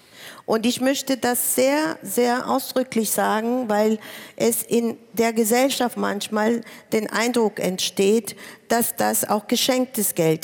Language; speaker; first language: German; non-native, fluent; Spanish